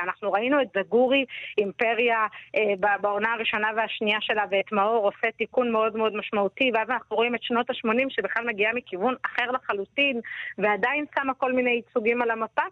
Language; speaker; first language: Hebrew; native; Hebrew